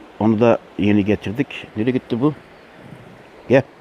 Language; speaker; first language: Turkish; native; Turkish